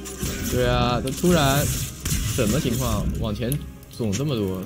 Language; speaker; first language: Chinese; native; Chinese